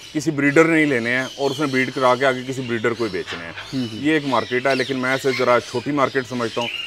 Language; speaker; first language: Urdu; native; Urdu